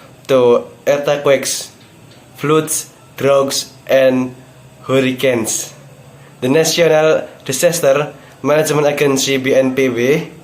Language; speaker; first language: English; non-native, learner; Indonesian